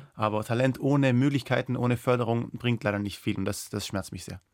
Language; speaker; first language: German; non-native, local second language; Persian